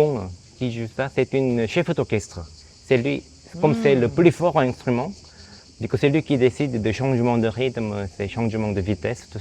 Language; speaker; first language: French; non-native, fluent; Korean